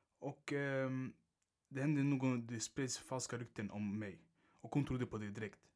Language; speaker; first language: Swedish; early bilingual, other home language; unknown